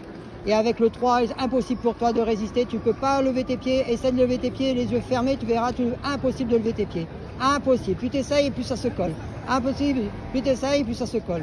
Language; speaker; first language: French; native; French